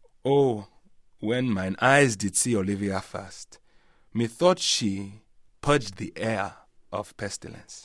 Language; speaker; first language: English; native; English